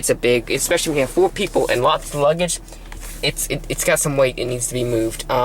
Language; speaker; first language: English; native; English